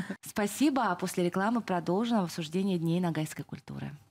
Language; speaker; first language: Russian; native; Russian